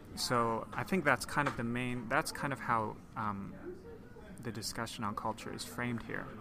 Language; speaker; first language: English; non-native, local second language; Cantonese